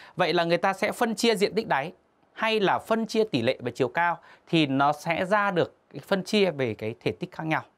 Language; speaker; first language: Vietnamese; native; Vietnamese